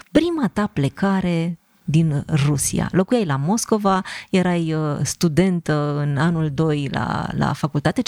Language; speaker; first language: Romanian; native; Romanian